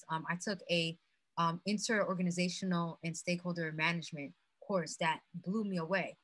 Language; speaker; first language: English; non-native, fluent; Haitian Creole